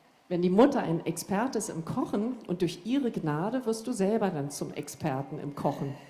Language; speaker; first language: German; native; German